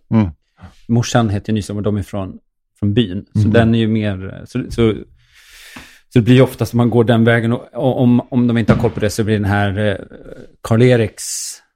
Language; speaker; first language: Swedish; native; Swedish